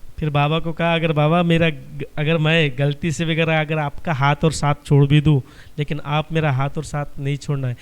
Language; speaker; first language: Hindi; non-native, local second language; Marathi